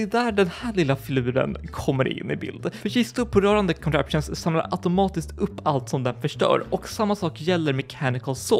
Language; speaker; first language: Swedish; native; Swedish